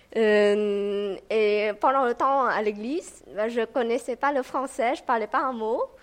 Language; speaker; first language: French; non-native, fluent; Vietnamese